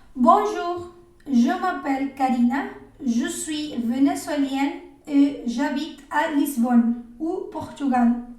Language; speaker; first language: French; non-native, learner; Spanish